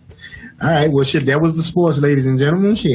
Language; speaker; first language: English; native; English